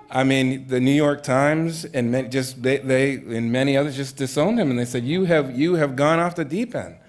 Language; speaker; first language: English; native; English